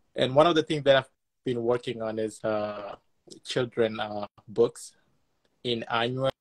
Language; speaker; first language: English; non-native, fluent; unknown